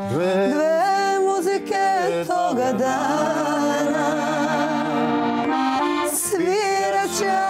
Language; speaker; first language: Serbian; native; Serbian